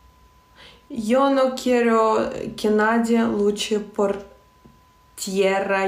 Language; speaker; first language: Spanish; non-native, fluent; Russian